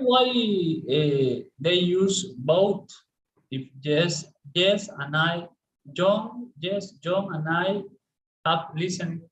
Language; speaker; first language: English; non-native, learner; Spanish